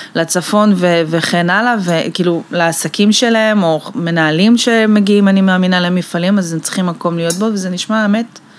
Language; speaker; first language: Hebrew; native; Hebrew